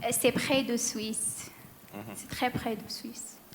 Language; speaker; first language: French; non-native, learner; Arabic